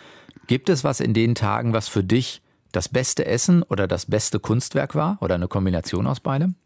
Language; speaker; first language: German; native; German